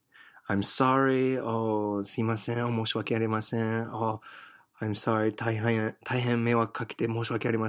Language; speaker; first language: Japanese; non-native, fluent; English